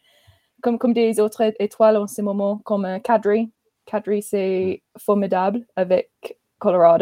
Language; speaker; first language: French; non-native, learner; English